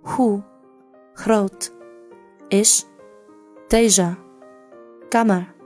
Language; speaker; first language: Dutch; non-native, learner; Chinese